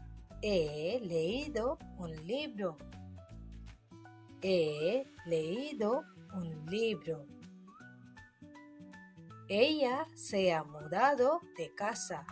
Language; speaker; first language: Spanish; non-native, fluent; Bangla